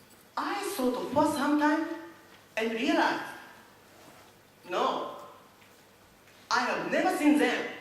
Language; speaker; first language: English; non-native, learner; Japanese